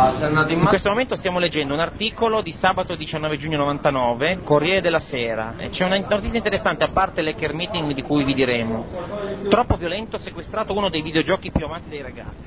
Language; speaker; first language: Italian; native; Italian